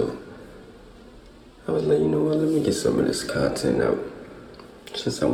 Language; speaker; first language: English; native; English